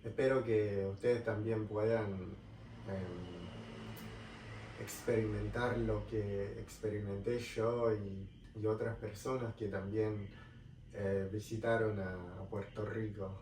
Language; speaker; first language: Spanish; non-native, fluent; English